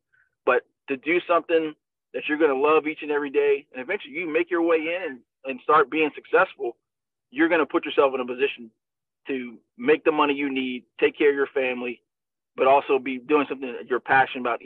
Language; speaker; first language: English; native; English